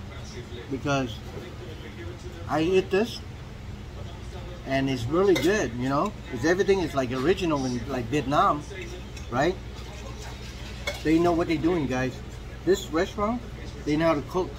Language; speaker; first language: English; non-native, fluent; Vietnamese